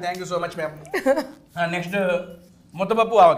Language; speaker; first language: Telugu; native; Telugu